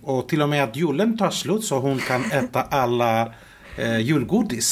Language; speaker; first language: Swedish; non-native, fluent; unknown